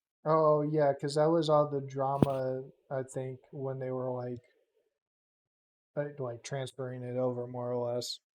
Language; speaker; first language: English; native; English